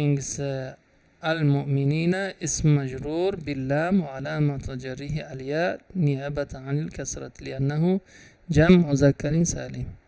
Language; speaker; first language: Arabic; non-native, fluent; Uzbek